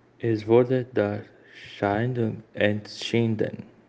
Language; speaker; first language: German; non-native, learner; Portuguese